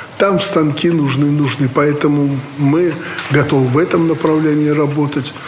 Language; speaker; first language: Russian; native; Russian